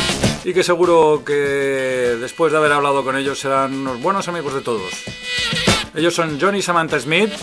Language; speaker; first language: Spanish; native; Spanish